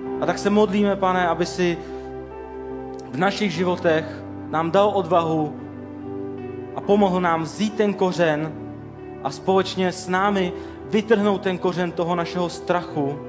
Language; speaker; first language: Czech; native; Czech